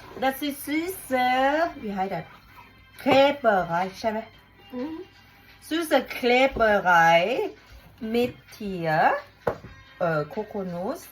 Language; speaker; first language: German; non-native, learner; Thai